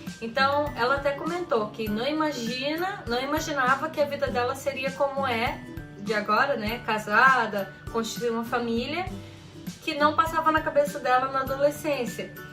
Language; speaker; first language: Portuguese; native; Portuguese